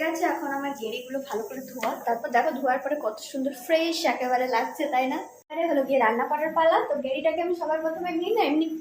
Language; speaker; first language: Bangla; non-native, local second language; Santali